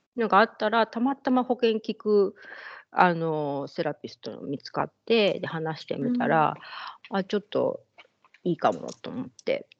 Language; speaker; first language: Japanese; native; Japanese